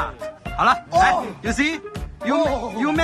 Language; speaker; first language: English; non-native, learner; Chinese